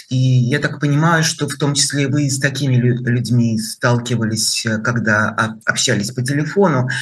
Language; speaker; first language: Russian; native; Russian